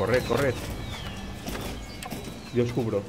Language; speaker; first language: Spanish; native; Spanish